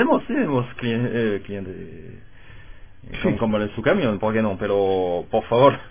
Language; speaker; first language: Spanish; non-native, fluent; French